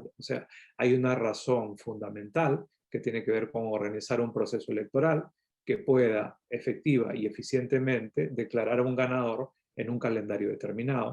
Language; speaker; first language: Spanish; native; Spanish